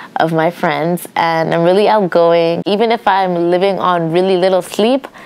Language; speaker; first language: English; native; English